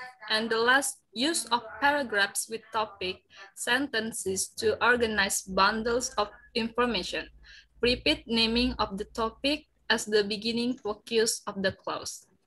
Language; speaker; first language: English; non-native, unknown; Indonesian